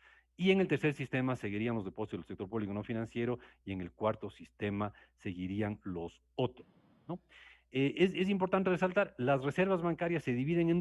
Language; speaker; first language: Spanish; native; Spanish